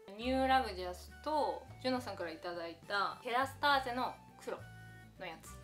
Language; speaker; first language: Japanese; native; Japanese